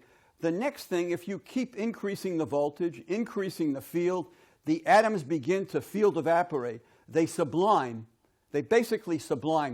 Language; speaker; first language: English; native; English